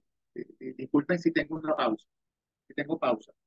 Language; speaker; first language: Spanish; native; Spanish